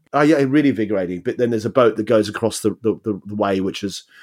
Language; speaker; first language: English; native; English